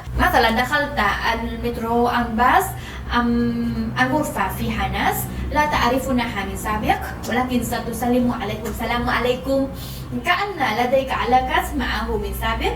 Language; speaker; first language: Arabic; non-native, fluent; Vietnamese